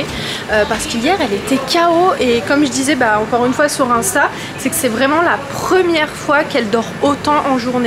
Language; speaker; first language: French; native; French